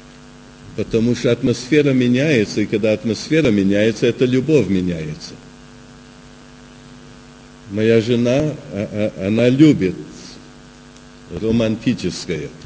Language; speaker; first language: Russian; early bilingual, heritage; Russian